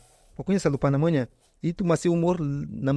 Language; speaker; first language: Indonesian; non-native, fluent; Portuguese